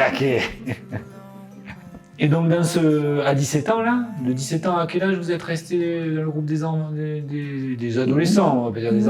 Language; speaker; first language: French; native; French